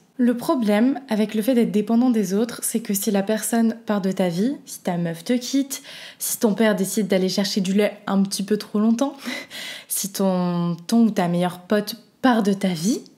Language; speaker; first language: French; native; French